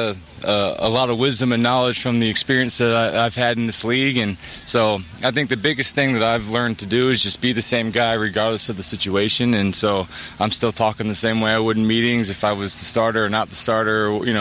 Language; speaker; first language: English; native; English